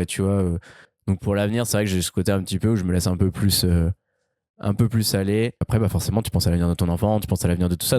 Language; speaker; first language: French; native; French